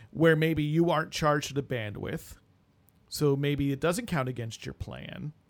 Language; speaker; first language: English; native; English